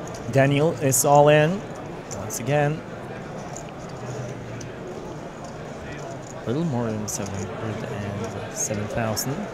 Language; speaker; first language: English; non-native, fluent; Norwegian